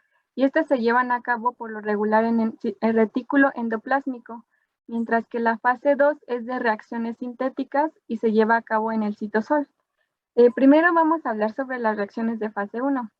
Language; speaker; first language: Spanish; native; Spanish